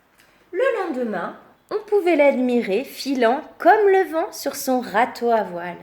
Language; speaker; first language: French; native; French